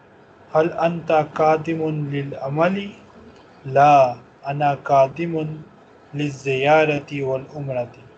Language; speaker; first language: Arabic; non-native, fluent; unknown